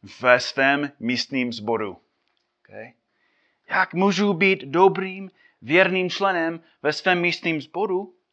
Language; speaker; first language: Czech; non-native, fluent; English